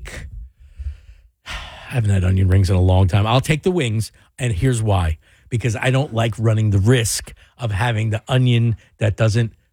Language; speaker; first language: English; native; English